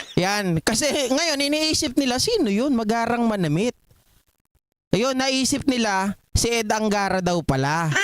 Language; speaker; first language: Filipino; non-native, local second language; Iloko